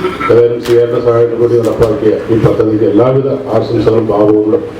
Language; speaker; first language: Malayalam; native; Malayalam